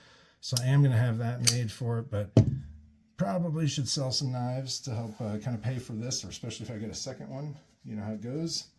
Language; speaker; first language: English; native; English